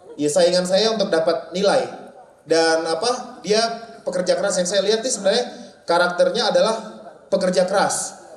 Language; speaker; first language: Indonesian; native; Indonesian